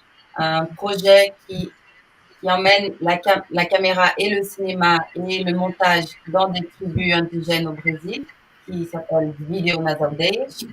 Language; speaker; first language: French; non-native, fluent; Portuguese